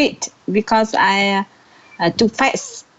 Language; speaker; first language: English; non-native, learner; Vietnamese